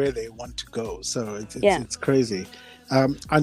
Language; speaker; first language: English; non-native, local second language; Shona